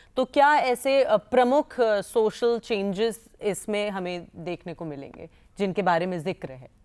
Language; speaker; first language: Hindi; native; Hindi